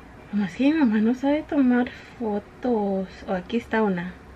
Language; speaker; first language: Spanish; early bilingual, heritage; Spanish